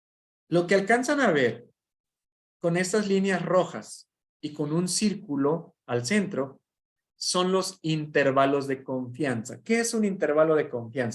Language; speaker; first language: Spanish; native; Spanish